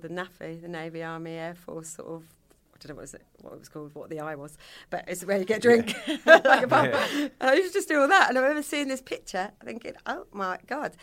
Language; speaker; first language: English; native; English